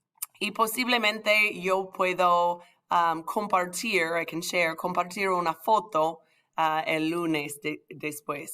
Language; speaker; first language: Spanish; non-native, fluent; English